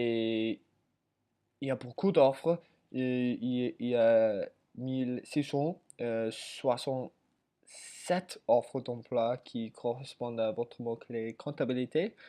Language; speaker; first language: French; non-native, learner; English